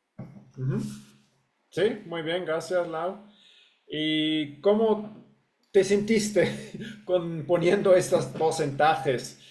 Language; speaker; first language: Spanish; non-native, fluent; English